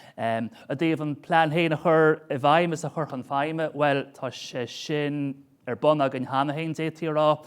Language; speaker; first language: Irish; native; Irish